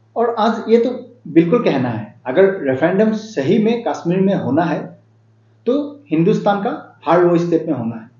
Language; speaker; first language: Hindi; non-native, local second language; Assamese